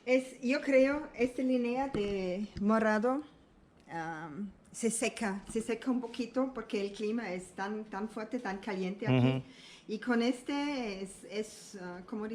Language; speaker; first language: Spanish; non-native, learner; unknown